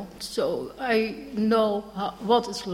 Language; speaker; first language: English; non-native, learner; Dutch